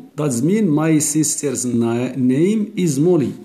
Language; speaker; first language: English; non-native, learner; Arabic